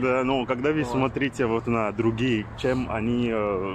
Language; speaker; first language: Russian; non-native, learner; French